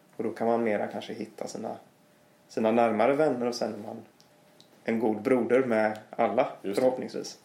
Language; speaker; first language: Swedish; native; Swedish